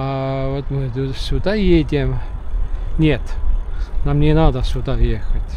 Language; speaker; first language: Russian; non-native, local second language; Estonian